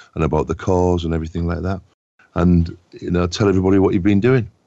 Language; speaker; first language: English; native; English